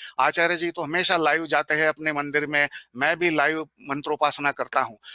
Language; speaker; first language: Hindi; non-native, local second language; Marathi